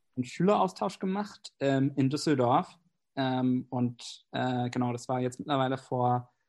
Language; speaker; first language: German; non-native, fluent; English